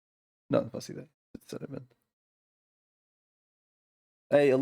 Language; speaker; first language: Portuguese; native; Portuguese